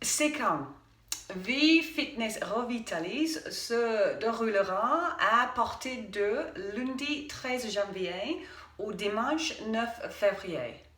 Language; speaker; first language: French; non-native, fluent; English